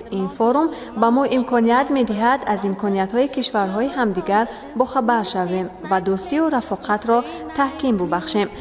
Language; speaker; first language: Tajik; non-native, learner; Shona